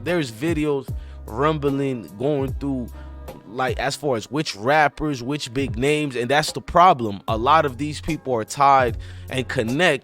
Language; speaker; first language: English; native; English